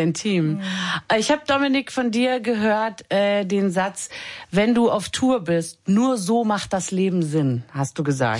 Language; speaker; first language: German; native; German